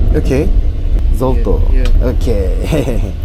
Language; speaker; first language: English; non-native, learner; Korean